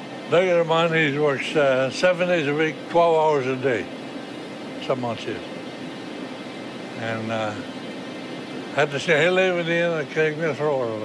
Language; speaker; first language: English; non-native, fluent; Western Frisian